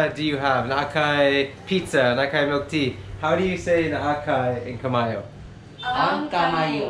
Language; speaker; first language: English; native; English